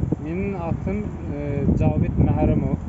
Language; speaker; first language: Kazakh; non-native, fluent; Azerbaijani